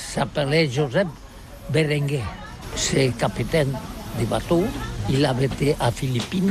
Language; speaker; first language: French; non-native, learner; Catalan